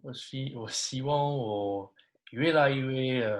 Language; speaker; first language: Chinese; non-native, learner; French